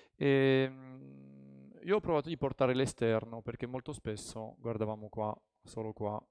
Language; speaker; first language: Italian; non-native, fluent; French